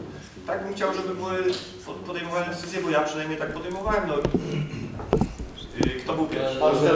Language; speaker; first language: Polish; native; Polish